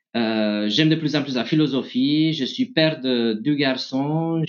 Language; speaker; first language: French; non-native, fluent; Romanian